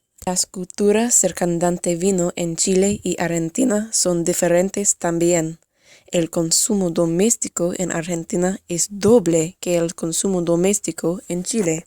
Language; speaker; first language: Spanish; non-native, learner; English